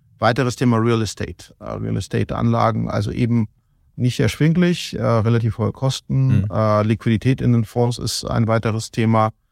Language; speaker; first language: German; non-native, fluent; Georgian